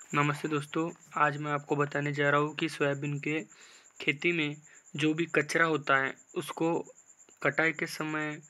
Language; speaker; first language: Hindi; non-native, local second language; Marathi